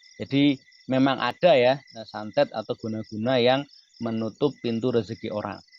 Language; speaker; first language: Indonesian; native; Indonesian